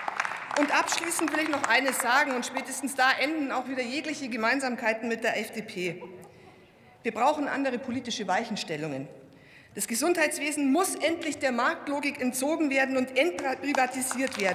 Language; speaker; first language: German; native; German